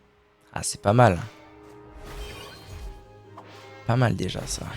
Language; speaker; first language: French; native; French